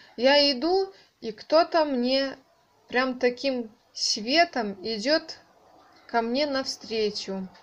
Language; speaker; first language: Russian; native; Russian